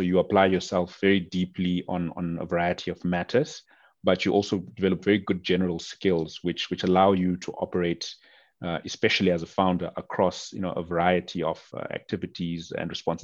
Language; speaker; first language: English; non-native, local second language; North Ndebele